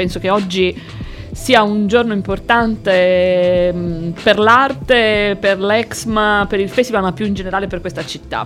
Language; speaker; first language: Italian; native; Italian